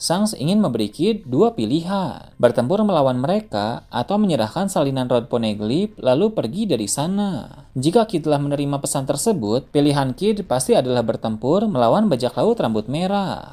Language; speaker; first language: Indonesian; native; Indonesian